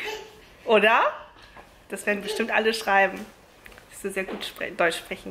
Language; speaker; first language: German; native; German